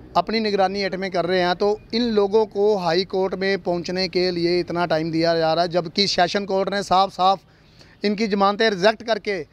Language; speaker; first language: Hindi; non-native, local second language; Punjabi